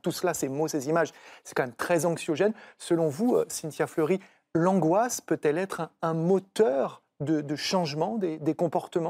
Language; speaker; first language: French; native; French